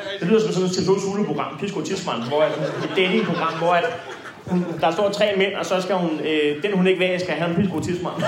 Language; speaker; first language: Danish; native; Danish